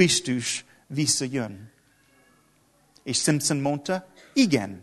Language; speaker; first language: Hungarian; non-native, learner; English